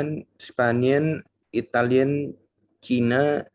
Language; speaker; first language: German; non-native, learner; Indonesian